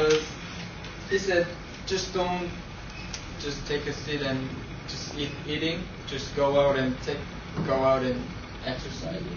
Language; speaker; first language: English; non-native, learner; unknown